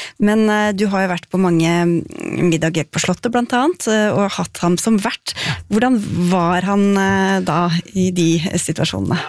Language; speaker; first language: Norwegian; native; Norwegian